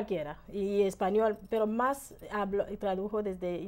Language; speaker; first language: Spanish; non-native, fluent; Haitian Creole